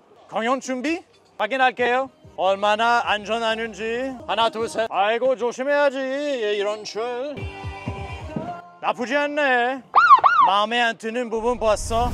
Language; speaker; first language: Korean; non-native, fluent; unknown